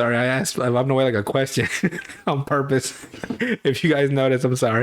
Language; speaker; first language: English; native; English